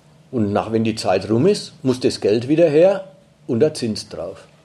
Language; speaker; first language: German; native; German